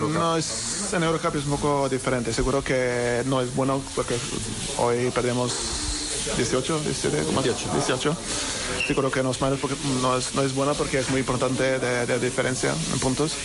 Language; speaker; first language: Spanish; non-native, learner; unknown